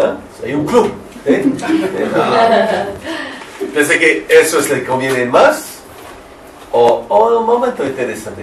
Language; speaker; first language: Spanish; non-native, learner; French